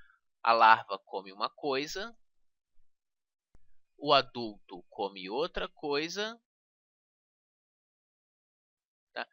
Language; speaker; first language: Portuguese; native; Portuguese